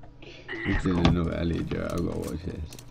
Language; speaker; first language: English; native; English